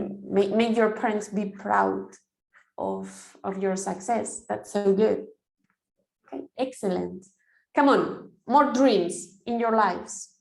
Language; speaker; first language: English; non-native, fluent; Spanish